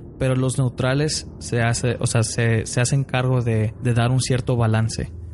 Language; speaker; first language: Spanish; early bilingual, heritage; Spanish